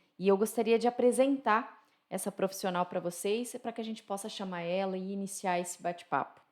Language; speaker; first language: Portuguese; native; Portuguese